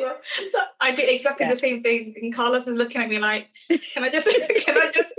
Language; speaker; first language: English; native; English